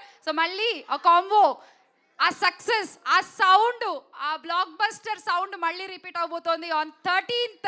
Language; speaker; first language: Telugu; native; Telugu